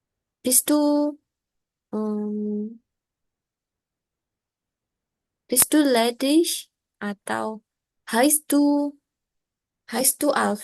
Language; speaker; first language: German; non-native, learner; Indonesian